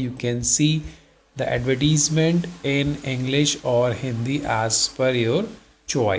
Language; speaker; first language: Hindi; native; Hindi